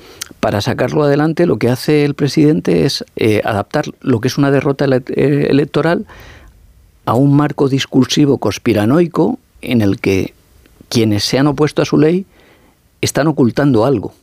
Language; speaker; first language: Spanish; native; Spanish